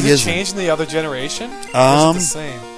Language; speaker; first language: English; native; English